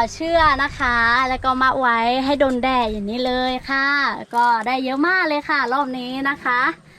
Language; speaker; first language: Thai; non-native, local second language; Lahu